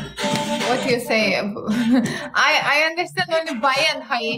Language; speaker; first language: English; non-native, learner; Arabic